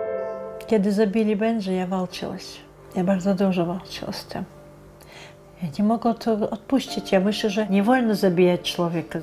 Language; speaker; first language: Polish; non-native, learner; Chechen